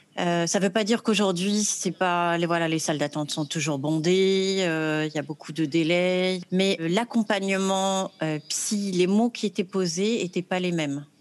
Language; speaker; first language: French; early bilingual, other home language; Arabic